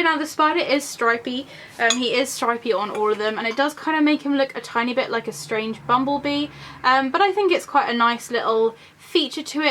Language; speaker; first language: English; native; English